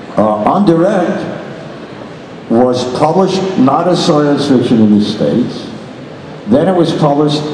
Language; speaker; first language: English; native; English